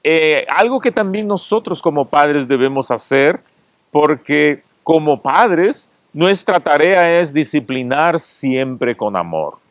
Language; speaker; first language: Spanish; native; Spanish